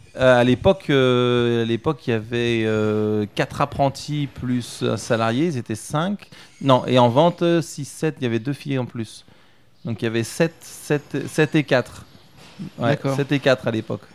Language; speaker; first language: French; native; French